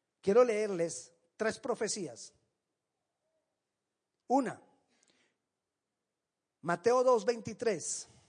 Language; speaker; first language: Spanish; native; Spanish